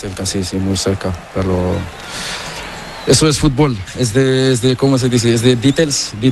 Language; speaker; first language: Spanish; non-native, learner; Portuguese